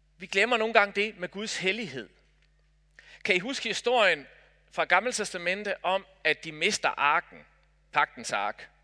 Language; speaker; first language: Danish; native; Danish